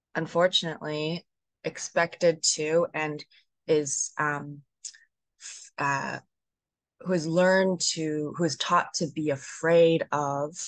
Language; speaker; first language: English; native; English